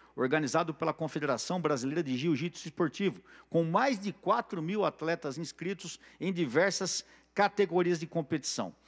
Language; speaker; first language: Portuguese; native; Portuguese